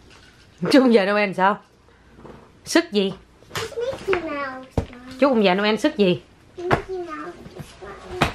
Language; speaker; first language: Vietnamese; native; Vietnamese